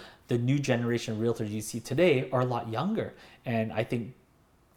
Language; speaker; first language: English; native; English